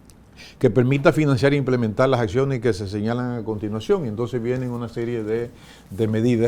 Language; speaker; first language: Spanish; native; Spanish